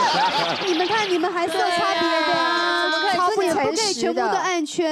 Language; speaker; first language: Chinese; native; Chinese